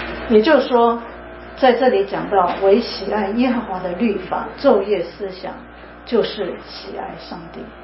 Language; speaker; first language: Chinese; native; Chinese